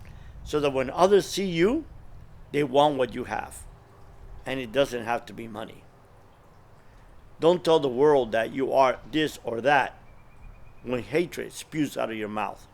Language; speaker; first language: English; early bilingual, other home language; Spanish